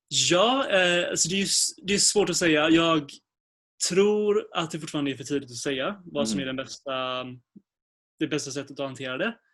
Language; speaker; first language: Swedish; native; Swedish